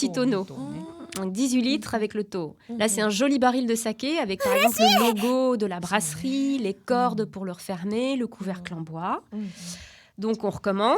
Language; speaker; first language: French; native; French